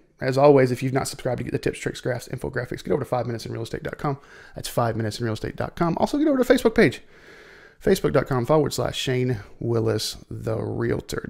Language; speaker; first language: English; native; English